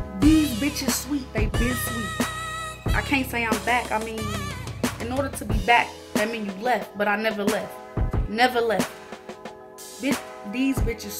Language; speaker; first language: English; native; English